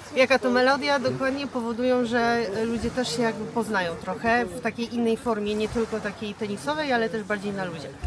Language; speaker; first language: Polish; native; Polish